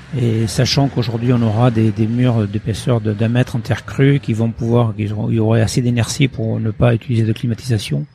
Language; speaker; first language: French; early bilingual, other home language; Portuguese